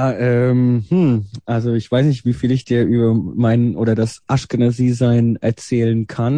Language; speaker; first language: German; native; German